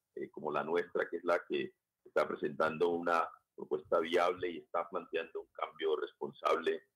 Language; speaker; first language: Spanish; native; Spanish